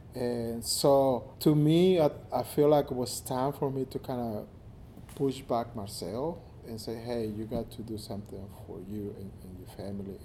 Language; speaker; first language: English; non-native, fluent; Spanish